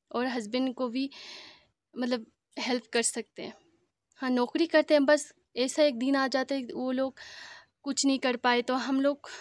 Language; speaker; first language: Hindi; non-native, local second language; Assamese